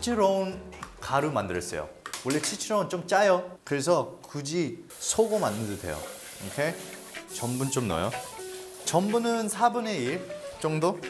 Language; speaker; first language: Korean; non-native, learner; Spanish